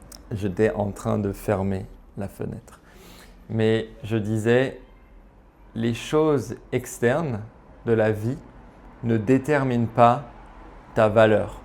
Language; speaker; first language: French; native; French